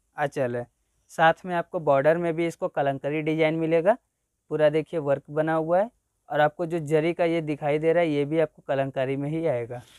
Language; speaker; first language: Hindi; native; Hindi